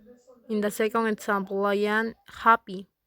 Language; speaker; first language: English; non-native, fluent; Spanish